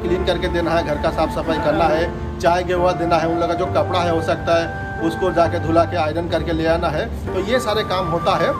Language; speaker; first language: Hindi; non-native, local second language; Bangla